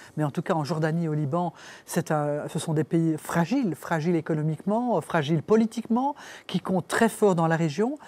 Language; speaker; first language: French; native; French